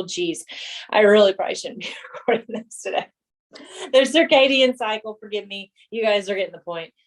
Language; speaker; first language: English; native; English